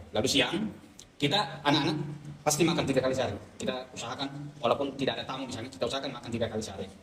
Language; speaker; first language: Indonesian; non-native, local second language; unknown